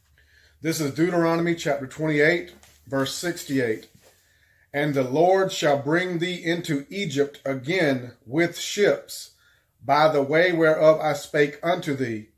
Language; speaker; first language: English; native; English